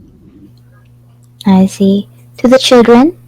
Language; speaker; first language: English; non-native, fluent; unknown